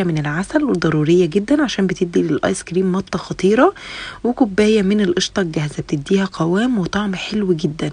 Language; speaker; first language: Arabic; native; Arabic